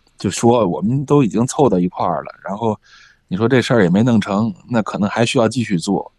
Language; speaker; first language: Chinese; native; Chinese